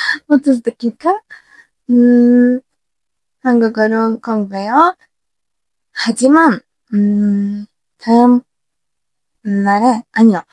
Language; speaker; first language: Korean; non-native, learner; Turkish